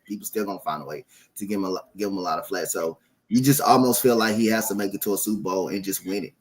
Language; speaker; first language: English; native; English